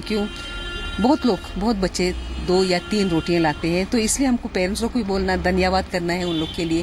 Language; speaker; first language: Hindi; non-native, local second language; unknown